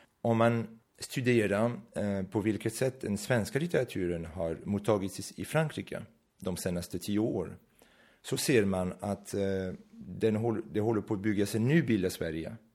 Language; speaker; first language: Swedish; non-native, fluent; French